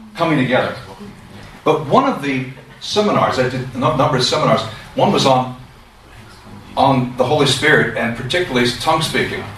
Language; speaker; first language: English; native; English